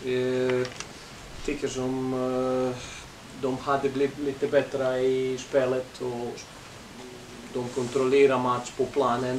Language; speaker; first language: Swedish; non-native, learner; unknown